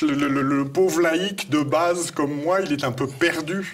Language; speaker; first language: French; native; French